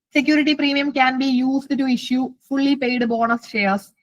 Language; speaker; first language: English; non-native, local second language; Malayalam